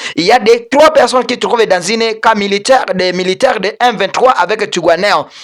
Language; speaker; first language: French; non-native, local second language; Swahili